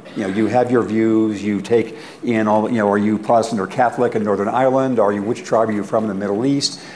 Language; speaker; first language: English; native; English